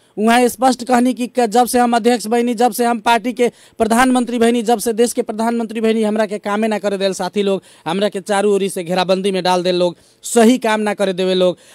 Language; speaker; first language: Bhojpuri; native; Bhojpuri